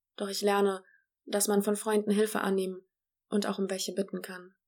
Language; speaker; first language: German; early bilingual, other home language; Polish